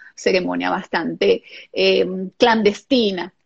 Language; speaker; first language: Spanish; non-native, local second language; German